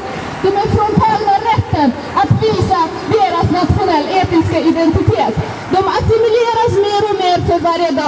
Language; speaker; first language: Swedish; non-native, fluent; Azerbaijani